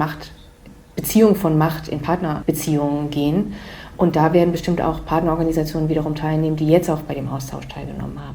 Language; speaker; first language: German; native; German